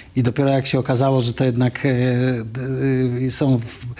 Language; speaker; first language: Polish; native; Polish